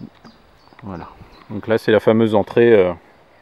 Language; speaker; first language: French; native; French